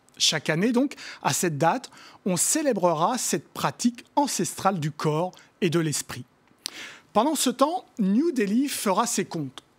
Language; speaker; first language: French; native; French